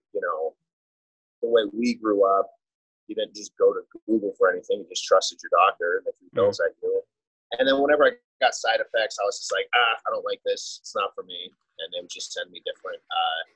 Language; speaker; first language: English; native; English